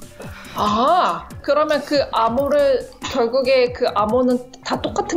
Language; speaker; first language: Korean; native; Korean